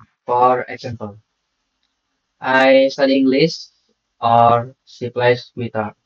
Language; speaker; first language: English; non-native, learner; Indonesian